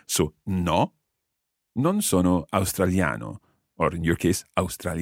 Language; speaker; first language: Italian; non-native, fluent; English